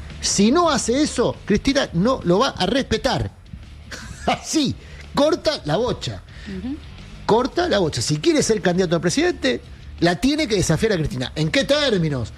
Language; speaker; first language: Spanish; native; Spanish